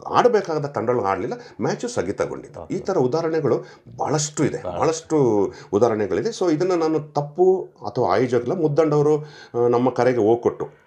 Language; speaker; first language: Kannada; non-native, local second language; Kodava